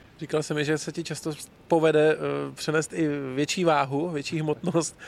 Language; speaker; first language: Czech; native; Czech